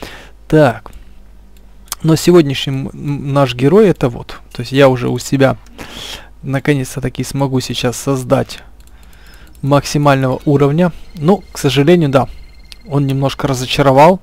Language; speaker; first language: Russian; native; Russian